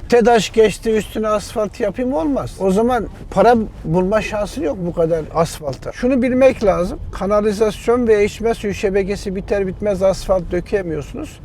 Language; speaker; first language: Turkish; native; Turkish